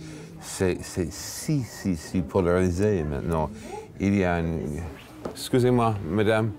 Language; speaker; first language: French; non-native, fluent; English